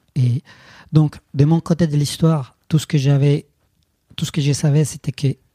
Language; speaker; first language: French; non-native, fluent; Spanish